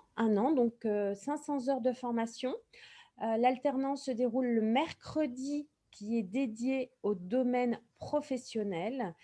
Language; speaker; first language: French; native; French